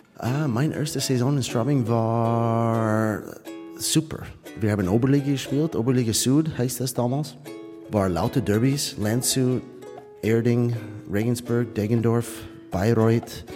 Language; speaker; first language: German; non-native, fluent; English